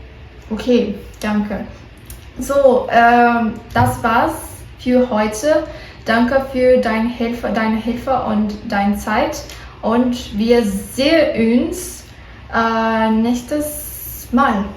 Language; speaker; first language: German; non-native, learner; Portuguese